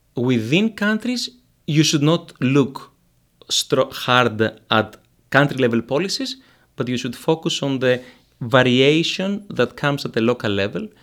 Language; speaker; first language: English; non-native, fluent; Greek